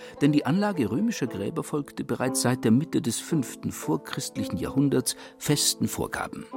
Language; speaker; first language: German; native; German